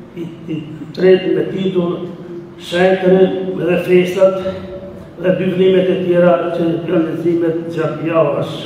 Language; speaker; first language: Albanian; native; Albanian